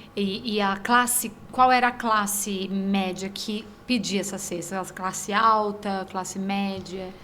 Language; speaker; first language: Portuguese; native; Portuguese